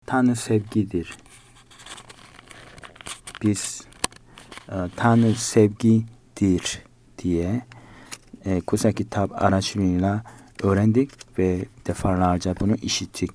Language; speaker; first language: Turkish; non-native, learner; Korean